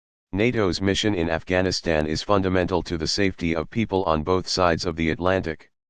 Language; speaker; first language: English; native; English